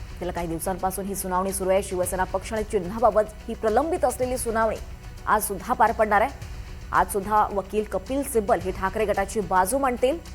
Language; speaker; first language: Marathi; native; Marathi